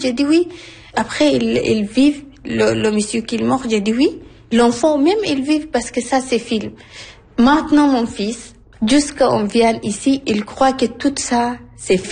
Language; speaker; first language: French; non-native, learner; Arabic